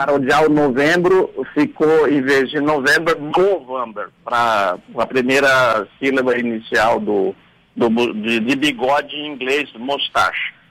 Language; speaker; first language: Portuguese; native; Portuguese